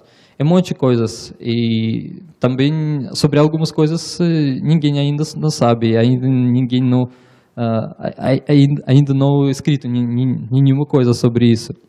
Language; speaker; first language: Portuguese; non-native, learner; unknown